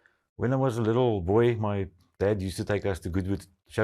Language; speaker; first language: English; non-native, local second language; Afrikaans